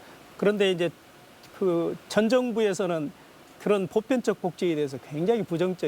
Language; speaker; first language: Korean; native; Korean